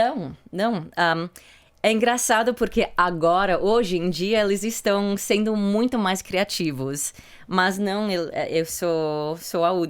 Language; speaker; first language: Portuguese; early bilingual, heritage; English